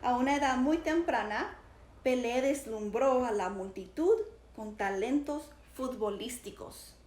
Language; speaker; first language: Spanish; early bilingual, heritage; Spanish